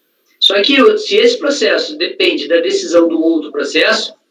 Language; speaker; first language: Portuguese; native; Portuguese